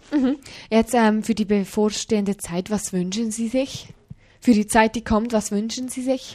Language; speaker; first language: German; native; German